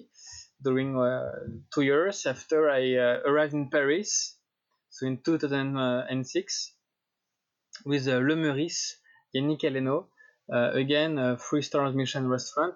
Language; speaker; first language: English; non-native, fluent; French